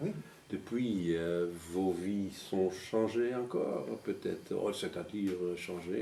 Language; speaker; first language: French; non-native, fluent; Dutch